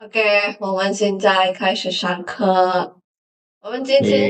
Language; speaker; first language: Chinese; non-native, fluent; Indonesian